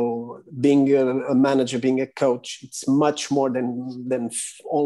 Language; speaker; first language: English; non-native, fluent; Portuguese